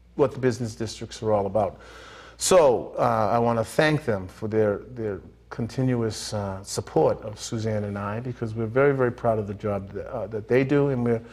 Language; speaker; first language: English; native; English